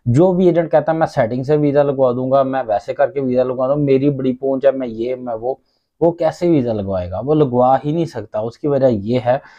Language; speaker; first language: Urdu; non-native, local second language; Punjabi